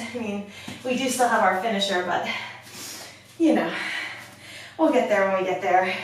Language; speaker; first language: English; native; English